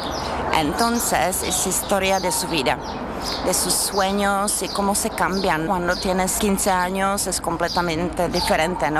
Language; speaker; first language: Spanish; non-native, learner; Czech